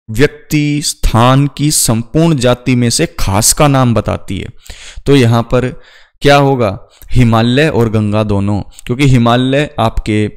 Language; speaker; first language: Hindi; native; Hindi